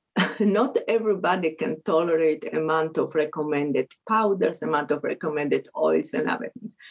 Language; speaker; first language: English; non-native, fluent; Polish